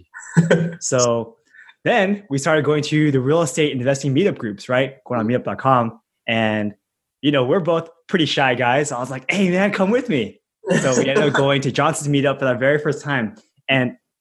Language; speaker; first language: English; native; English